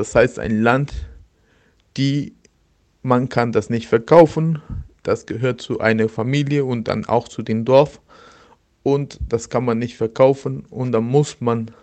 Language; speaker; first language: German; non-native, learner; Spanish